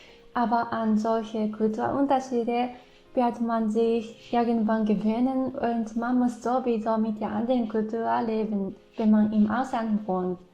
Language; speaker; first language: German; non-native, fluent; Japanese